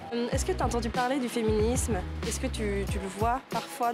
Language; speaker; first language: French; native; French